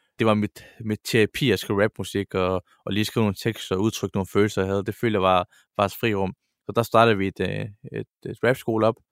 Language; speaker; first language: Danish; early bilingual, other home language; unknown